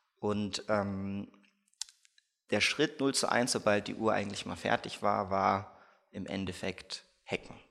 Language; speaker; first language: German; early bilingual, other home language; Russian